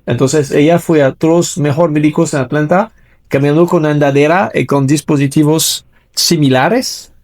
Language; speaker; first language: Spanish; non-native, fluent; French